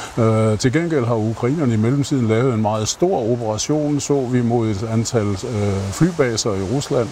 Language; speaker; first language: Danish; native; Danish